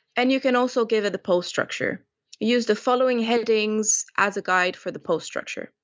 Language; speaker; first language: English; non-native, fluent; Romanian